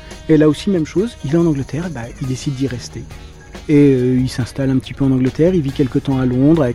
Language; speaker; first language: French; native; French